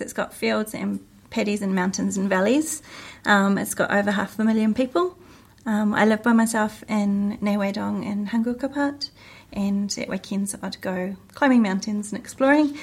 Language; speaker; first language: English; native; English